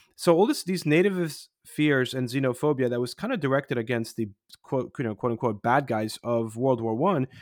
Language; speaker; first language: English; non-native, fluent; Polish